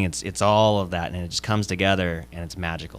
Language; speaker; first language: English; native; English